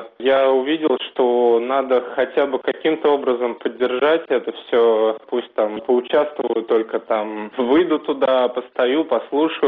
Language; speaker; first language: Russian; native; Russian